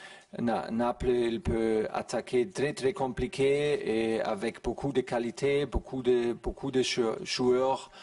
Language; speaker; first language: French; non-native, learner; German